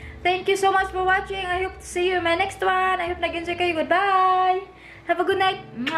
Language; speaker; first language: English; non-native, local second language; Filipino